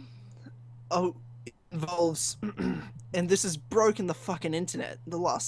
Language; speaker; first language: English; native; English